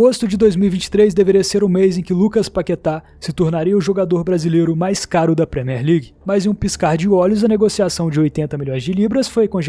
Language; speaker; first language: Portuguese; native; Portuguese